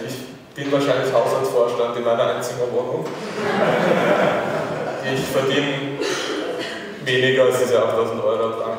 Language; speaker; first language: German; native; German